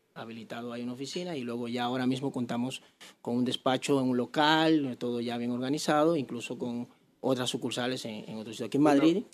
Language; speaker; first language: Spanish; native; Spanish